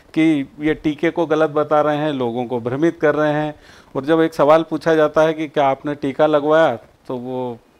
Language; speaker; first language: Hindi; native; Hindi